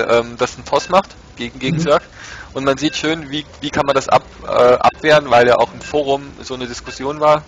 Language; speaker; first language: German; native; German